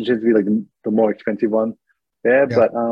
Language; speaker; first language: English; native; English